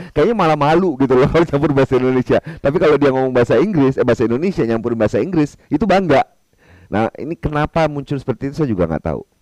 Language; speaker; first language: Indonesian; non-native, local second language; Minangkabau